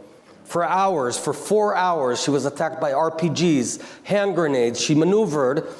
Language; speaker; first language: English; non-native, local second language; Hebrew